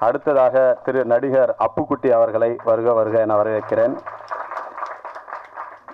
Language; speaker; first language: Tamil; native; Tamil